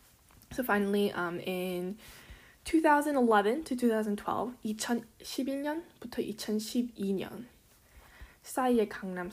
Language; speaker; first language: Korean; early bilingual, heritage; Korean